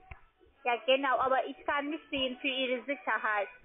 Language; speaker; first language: German; non-native, learner; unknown